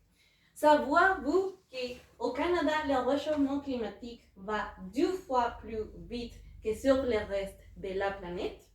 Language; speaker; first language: French; non-native, learner; Spanish